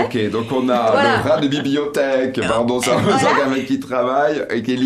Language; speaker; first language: French; native; French